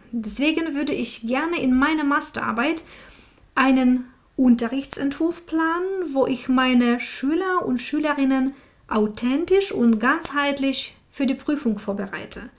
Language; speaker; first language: German; non-native, fluent; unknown